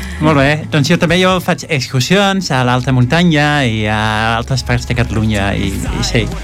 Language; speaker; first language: Catalan; non-native, fluent; Dutch